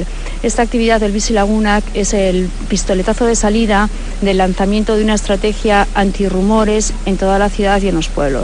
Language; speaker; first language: Spanish; native; Spanish